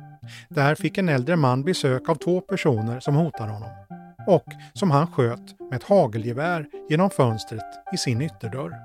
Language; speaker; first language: Swedish; native; Swedish